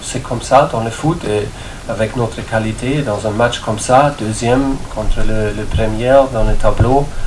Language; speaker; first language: French; non-native, fluent; German